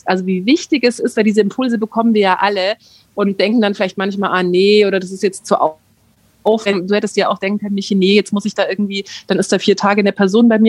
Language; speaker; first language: German; native; German